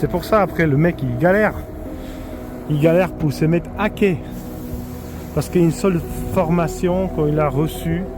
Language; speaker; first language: French; non-native, fluent; Polish